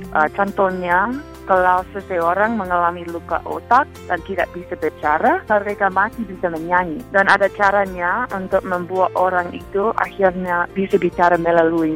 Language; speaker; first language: Indonesian; non-native, fluent; English